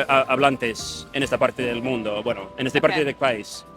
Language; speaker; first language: Spanish; non-native, fluent; English